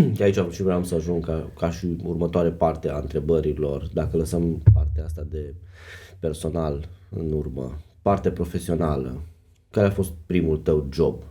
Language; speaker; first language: Romanian; native; Romanian